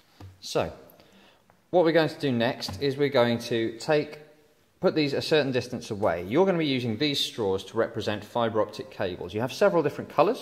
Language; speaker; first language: English; native; English